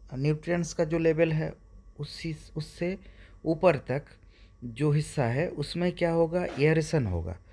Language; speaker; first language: Hindi; non-native, local second language; Bangla